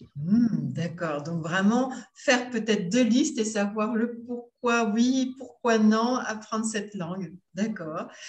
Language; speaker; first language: French; native; French